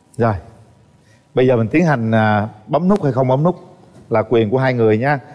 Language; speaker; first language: Vietnamese; native; Vietnamese